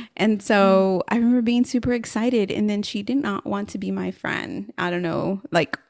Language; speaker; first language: English; native; English